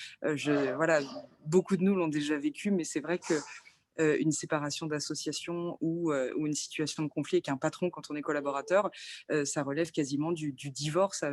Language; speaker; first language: French; native; French